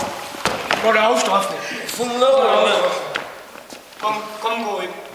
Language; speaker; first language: Danish; native; Danish